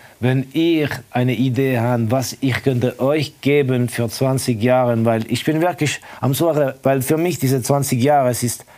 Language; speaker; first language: German; non-native, fluent; Estonian